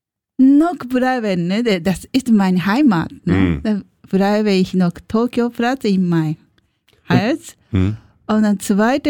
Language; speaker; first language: German; non-native, learner; Japanese